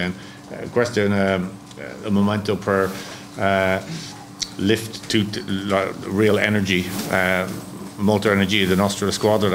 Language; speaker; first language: Italian; non-native, learner; English